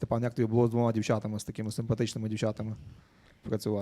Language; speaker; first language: Ukrainian; native; Ukrainian